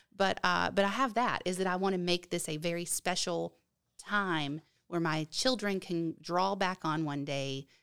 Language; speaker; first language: English; native; English